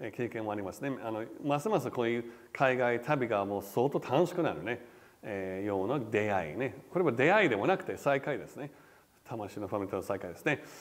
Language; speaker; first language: Japanese; non-native, fluent; English